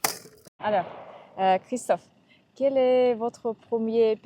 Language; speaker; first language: French; non-native, learner; Russian